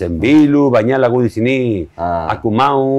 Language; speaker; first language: Indonesian; non-native, learner; Spanish